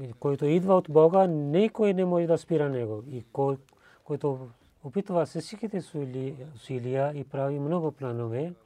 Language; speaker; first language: Bulgarian; non-native, learner; Urdu